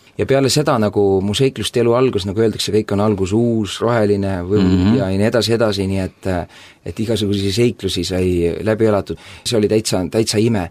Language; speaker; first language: Estonian; native; Estonian